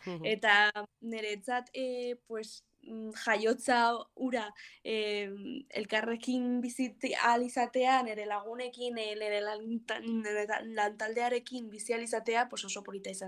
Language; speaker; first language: Basque; non-native, local second language; Spanish